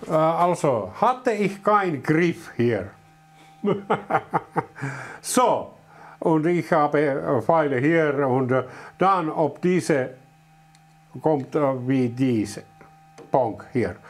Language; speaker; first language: German; non-native, learner; Finnish